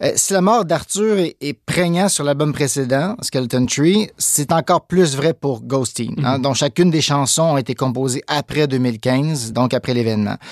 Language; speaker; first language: French; native; French